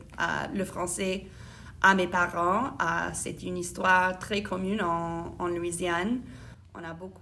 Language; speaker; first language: French; non-native, fluent; English